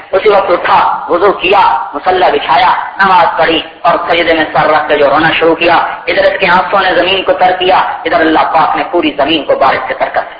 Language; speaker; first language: Urdu; non-native, local second language; Punjabi